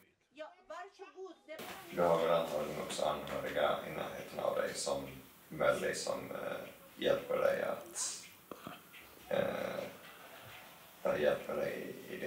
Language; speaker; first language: Swedish; native; Swedish